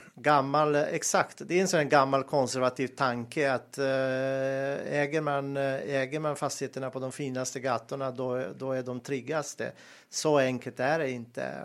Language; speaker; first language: Swedish; non-native, fluent; Serbian